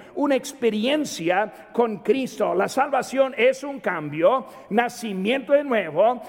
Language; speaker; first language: Spanish; native; Spanish